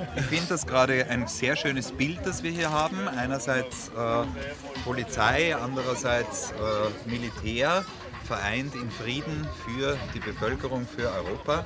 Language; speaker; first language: German; native; German